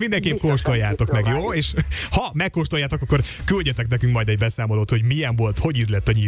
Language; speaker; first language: Hungarian; native; Hungarian